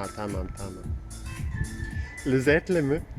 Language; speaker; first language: Turkish; non-native, learner; English